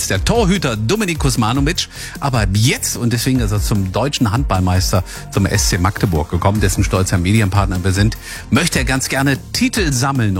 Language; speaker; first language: German; native; German